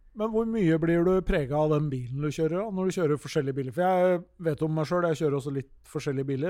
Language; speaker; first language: Norwegian; native; Norwegian